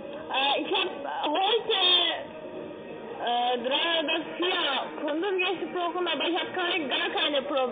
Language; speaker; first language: German; non-native, learner; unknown